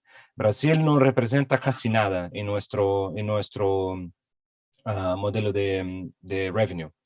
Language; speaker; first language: Spanish; non-native, fluent; Portuguese